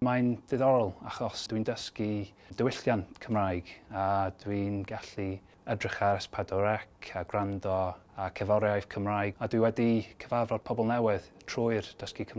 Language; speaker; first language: Welsh; non-native, learner; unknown